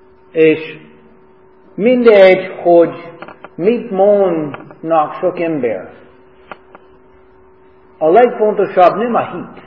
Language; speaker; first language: Hungarian; non-native, fluent; English